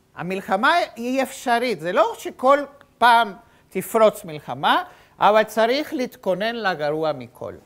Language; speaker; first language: Hebrew; native; Hebrew